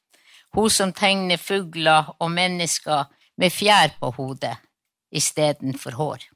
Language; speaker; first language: Norwegian; non-native, local second language; Northern Sami